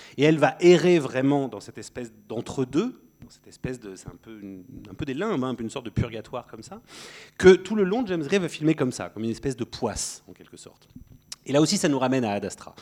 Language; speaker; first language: French; native; French